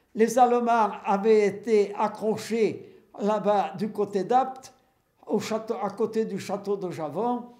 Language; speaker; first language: French; native; French